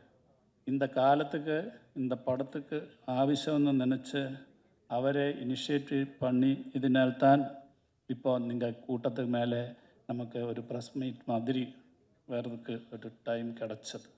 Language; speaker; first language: Tamil; non-native, learner; Malayalam